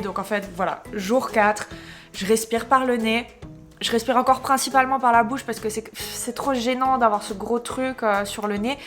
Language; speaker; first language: French; native; French